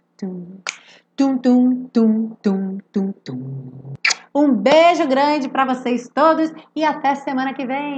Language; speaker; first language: Portuguese; native; Portuguese